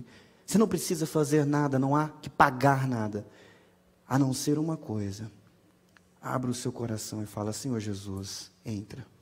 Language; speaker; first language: Portuguese; native; Portuguese